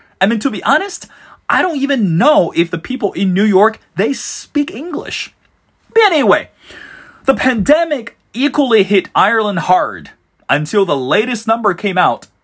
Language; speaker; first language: English; non-native, fluent; Chinese